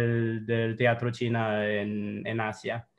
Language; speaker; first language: Spanish; non-native, fluent; English